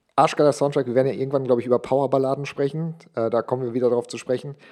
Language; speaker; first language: German; non-native, local second language; English